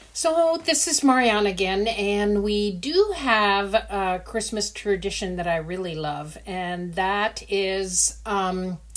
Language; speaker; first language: English; early bilingual, other home language; Dutch